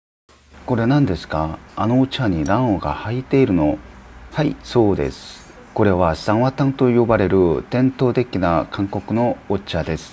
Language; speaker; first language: Japanese; non-native, learner; Korean